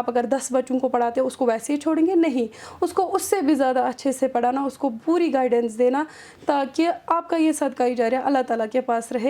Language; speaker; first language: Urdu; non-native, local second language; Kashmiri